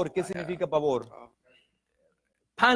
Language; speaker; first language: Spanish; native; Spanish